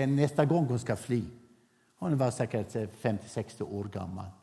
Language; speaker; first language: Swedish; non-native, fluent; Arabic